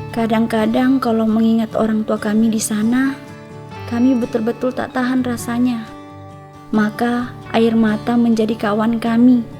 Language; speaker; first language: Indonesian; early bilingual, heritage; Indonesian